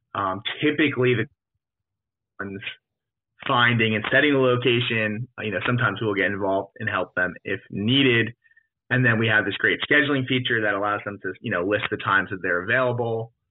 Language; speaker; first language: English; native; English